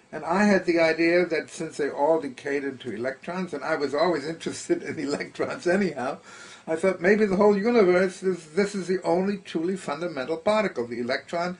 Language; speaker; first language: English; early bilingual, other home language; German